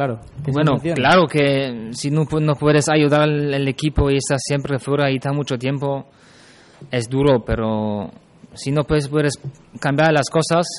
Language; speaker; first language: Spanish; non-native, fluent; German